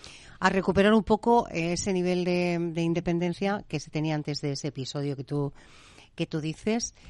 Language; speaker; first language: Spanish; native; Spanish